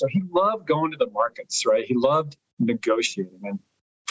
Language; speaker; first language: English; early bilingual, other home language; Italian